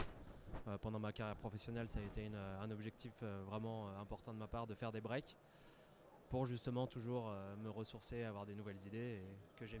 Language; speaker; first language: French; native; French